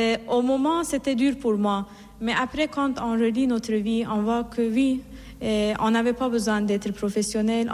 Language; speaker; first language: French; non-native, fluent; Assyrian Neo-Aramaic